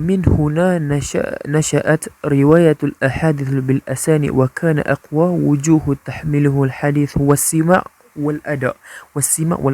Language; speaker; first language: Arabic; non-native, learner; Malay